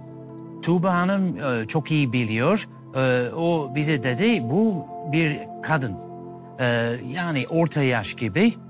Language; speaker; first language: Turkish; non-native, learner; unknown